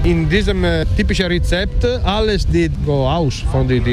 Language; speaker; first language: German; non-native, learner; Italian